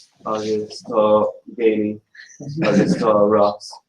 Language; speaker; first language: Irish; non-native, local second language; English